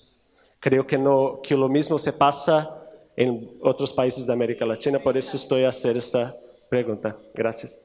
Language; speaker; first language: Spanish; non-native, learner; Portuguese